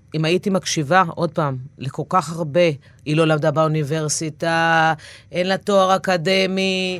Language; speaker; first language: Hebrew; native; Hebrew